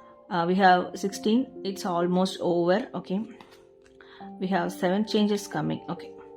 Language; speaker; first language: English; non-native, local second language; Tamil